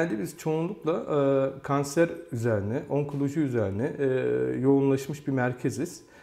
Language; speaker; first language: Turkish; early bilingual, heritage; Turkish